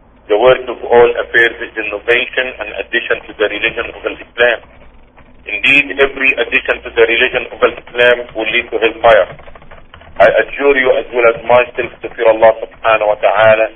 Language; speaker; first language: English; non-native, fluent; Arabic